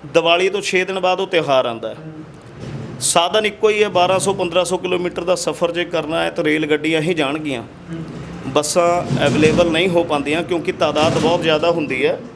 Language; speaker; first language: Punjabi; non-native, local second language; Hindi